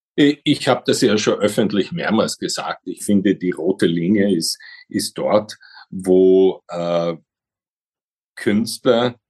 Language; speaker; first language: German; native; German